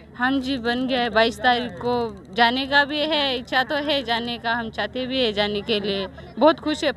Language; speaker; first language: Hindi; non-native, local second language; Kannada